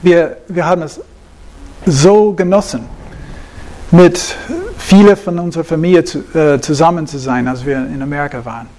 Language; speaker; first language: German; non-native, fluent; English